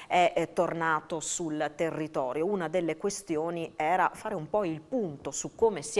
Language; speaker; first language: Italian; native; Italian